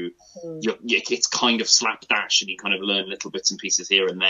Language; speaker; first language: English; non-native, local second language; Welsh